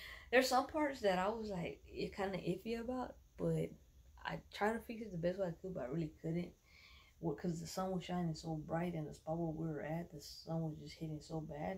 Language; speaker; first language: English; early bilingual, other home language; Spanish